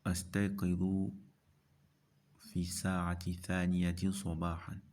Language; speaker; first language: Arabic; non-native, fluent; French